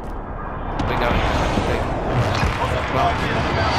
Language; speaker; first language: Spanish; native; Spanish